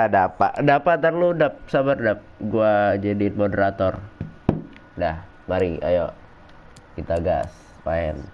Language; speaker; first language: Indonesian; native; Indonesian